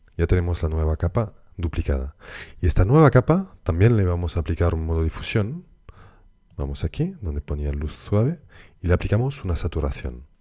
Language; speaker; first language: Spanish; early bilingual, heritage; Spanish